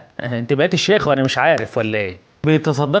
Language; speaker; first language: Arabic; native; Arabic